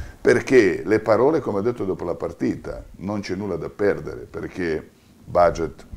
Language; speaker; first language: Italian; non-native, fluent; Croatian